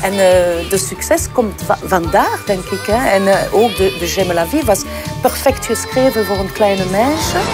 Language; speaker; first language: Dutch; non-native, local second language; French